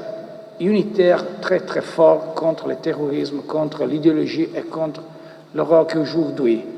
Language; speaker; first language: French; non-native, fluent; Italian